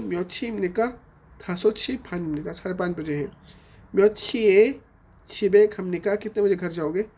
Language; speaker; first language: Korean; non-native, fluent; Urdu